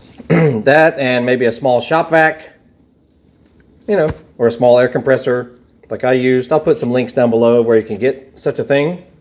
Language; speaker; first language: English; native; English